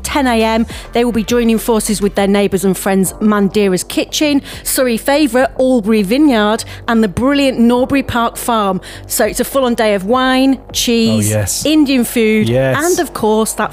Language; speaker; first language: English; native; English